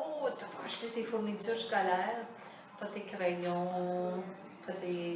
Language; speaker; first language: French; native; French